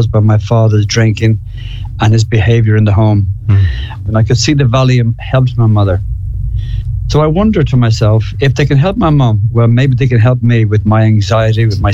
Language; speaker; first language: English; native; English